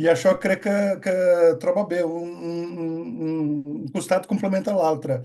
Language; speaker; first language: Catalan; non-native, learner; Portuguese